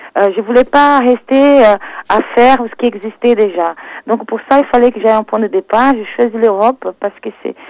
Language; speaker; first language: French; non-native, fluent; Portuguese